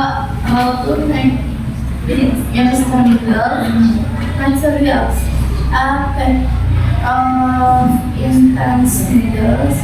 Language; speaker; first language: English; non-native, learner; Indonesian